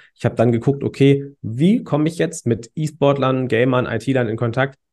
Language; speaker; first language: German; native; German